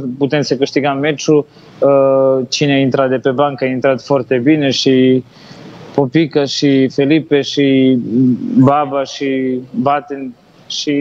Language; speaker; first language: Romanian; non-native, fluent; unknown